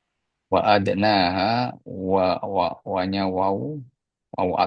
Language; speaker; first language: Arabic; non-native, learner; Indonesian